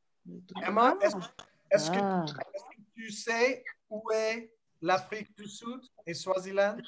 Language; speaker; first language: French; non-native, learner; English